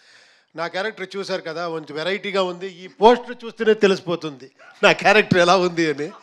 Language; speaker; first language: Telugu; non-native, fluent; Kannada